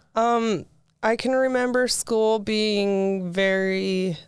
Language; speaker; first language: English; native; English